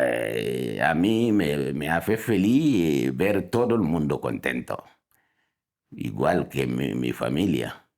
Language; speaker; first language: Spanish; non-native, fluent; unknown